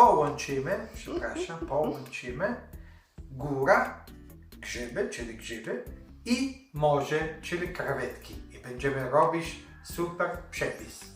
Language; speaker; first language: Polish; non-native, learner; Italian